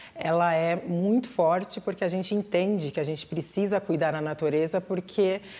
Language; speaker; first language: Portuguese; native; Portuguese